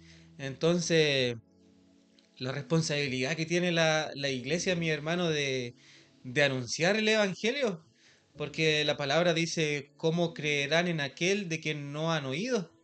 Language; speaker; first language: Spanish; native; Spanish